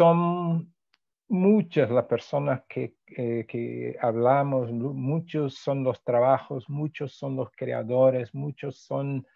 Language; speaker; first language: Spanish; non-native, fluent; Portuguese